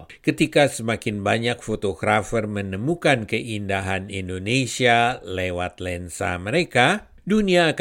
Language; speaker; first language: Indonesian; native; Indonesian